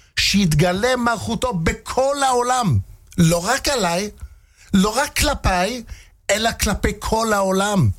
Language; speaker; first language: Hebrew; non-native, fluent; English